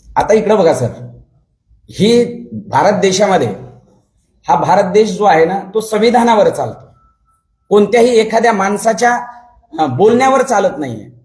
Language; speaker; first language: Marathi; non-native, local second language; Lambadi